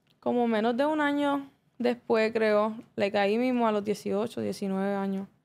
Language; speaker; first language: Spanish; early bilingual, heritage; Spanish